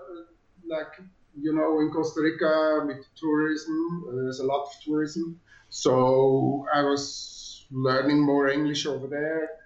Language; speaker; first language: English; non-native, fluent; Swiss German